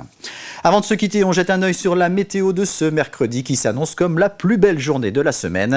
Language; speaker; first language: French; native; French